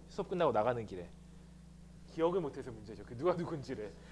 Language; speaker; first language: Korean; early bilingual, heritage; Korean